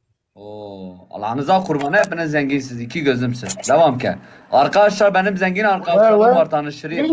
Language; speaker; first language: Turkish; native; Turkish